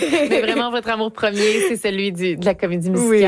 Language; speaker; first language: French; native; French